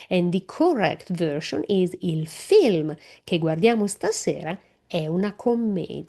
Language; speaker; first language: Italian; non-native, learner; English